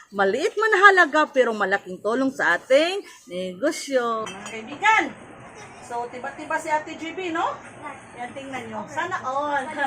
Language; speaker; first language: Filipino; native; Filipino